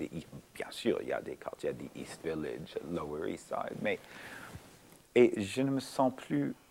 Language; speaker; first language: French; non-native, fluent; English